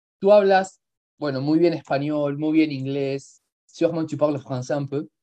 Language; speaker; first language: Spanish; native; Spanish